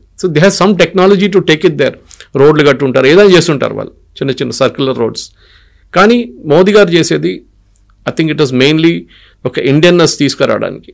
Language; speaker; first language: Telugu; non-native, local second language; Malayalam